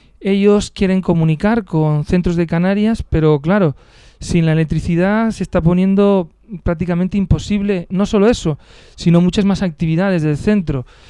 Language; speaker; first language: Spanish; native; Spanish